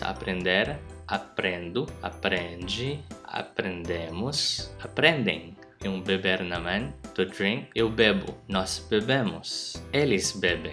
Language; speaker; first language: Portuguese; non-native, learner; Filipino